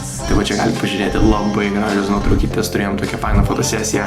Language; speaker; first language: Lithuanian; native; Lithuanian